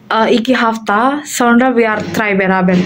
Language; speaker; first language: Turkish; non-native, learner; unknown